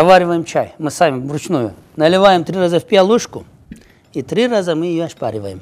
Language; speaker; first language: Russian; non-native, local second language; Uzbek